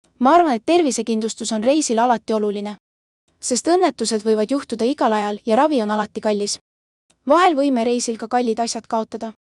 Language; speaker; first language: Estonian; non-native, learner; Bangla